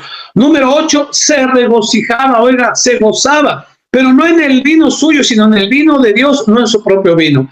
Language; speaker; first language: Spanish; native; Spanish